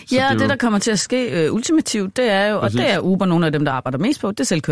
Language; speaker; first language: Danish; native; Danish